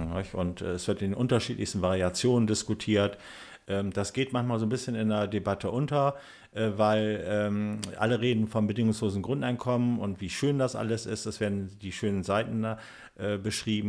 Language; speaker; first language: German; native; German